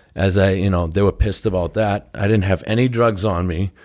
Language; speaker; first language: English; native; English